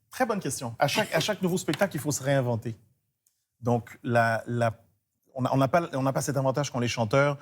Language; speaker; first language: French; early bilingual, other home language; Haitian Creole